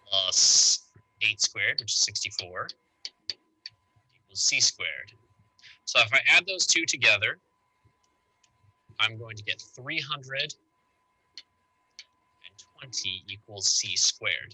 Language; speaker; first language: English; native; English